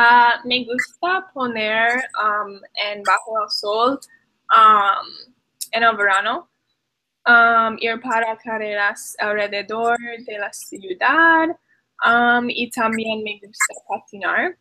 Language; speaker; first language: Spanish; non-native, learner; English